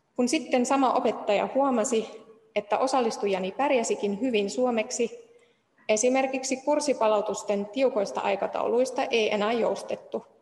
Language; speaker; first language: Finnish; non-native, fluent; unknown